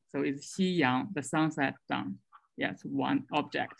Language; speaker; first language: English; non-native, fluent; Chinese